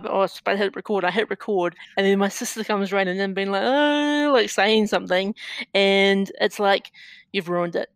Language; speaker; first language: English; native; English